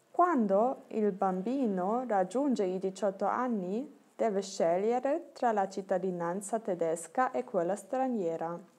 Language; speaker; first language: Italian; non-native, learner; German